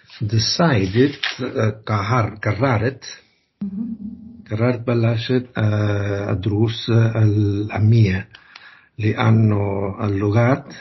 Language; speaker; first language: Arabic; non-native, learner; Italian